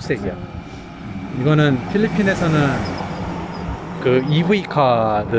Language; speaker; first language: Korean; native; Korean